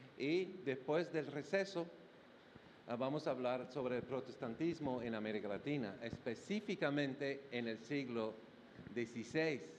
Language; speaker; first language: Spanish; non-native, fluent; English